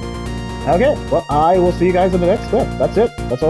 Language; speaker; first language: English; native; English